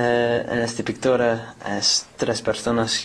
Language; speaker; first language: Spanish; non-native, learner; English